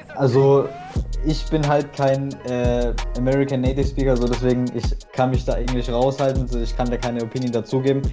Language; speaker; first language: German; early bilingual, other home language; English